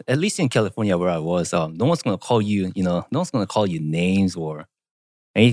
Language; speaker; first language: English; non-native, fluent; Korean